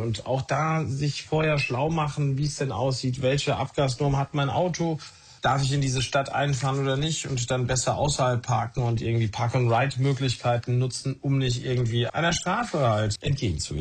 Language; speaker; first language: German; native; German